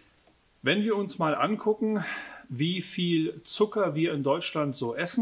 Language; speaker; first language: German; native; German